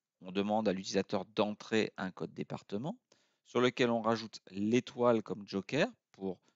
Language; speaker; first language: French; native; French